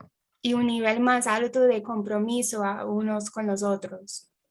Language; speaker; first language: Spanish; non-native, fluent; English